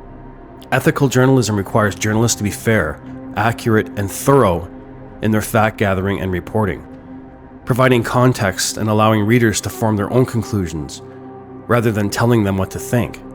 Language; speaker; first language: English; native; English